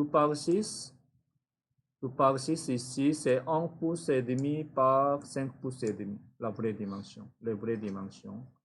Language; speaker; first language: French; non-native, fluent; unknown